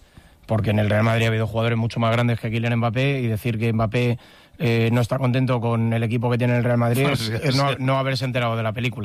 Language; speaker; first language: Spanish; native; Spanish